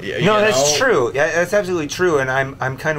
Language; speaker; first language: English; native; English